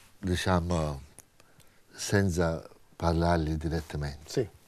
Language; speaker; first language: Italian; native; Italian